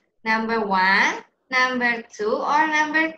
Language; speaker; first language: English; non-native, learner; Indonesian